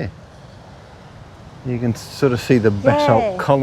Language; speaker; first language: English; native; English